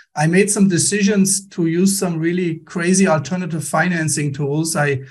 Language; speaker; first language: English; non-native, fluent; German